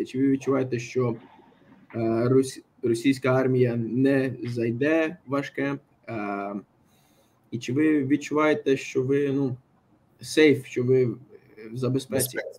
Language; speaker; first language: Ukrainian; early bilingual, heritage; Ukrainian